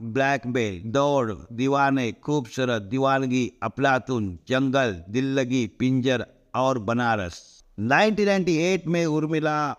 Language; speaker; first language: Hindi; non-native, local second language; Marathi